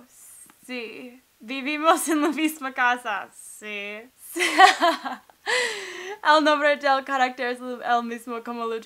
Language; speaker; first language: Spanish; non-native, learner; English